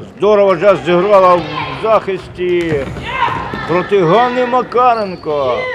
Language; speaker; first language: Ukrainian; non-native, local second language; Russian